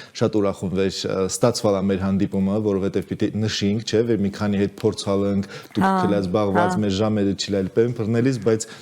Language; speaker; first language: Armenian; native; Armenian